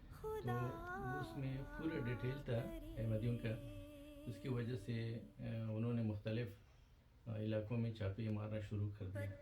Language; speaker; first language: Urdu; non-native, learner; Pashto